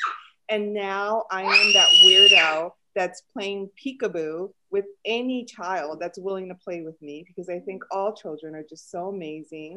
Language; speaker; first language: English; early bilingual, other home language; Spanish